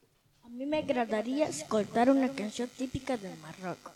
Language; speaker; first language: Catalan; non-native, local second language; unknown